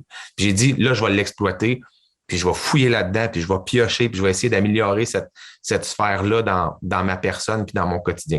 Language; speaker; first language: French; native; French